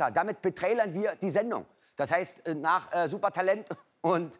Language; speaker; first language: German; native; German